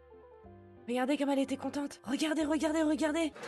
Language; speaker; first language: French; native; French